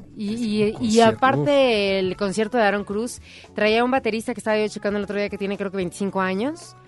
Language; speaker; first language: Spanish; native; Spanish